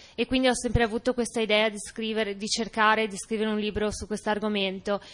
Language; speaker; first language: Italian; native; Italian